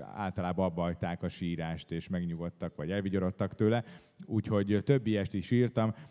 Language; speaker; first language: Hungarian; native; Hungarian